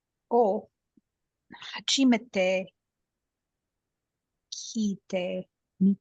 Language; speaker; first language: Japanese; non-native, learner; English